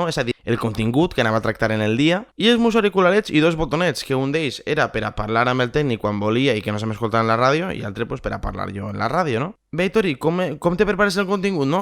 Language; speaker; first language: Catalan; native; Catalan